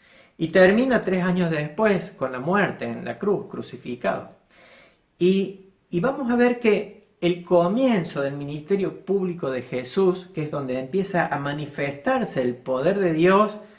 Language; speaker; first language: Spanish; native; Spanish